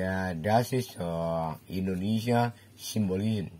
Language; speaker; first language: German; non-native, learner; Indonesian